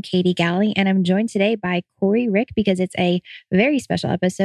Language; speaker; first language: English; native; English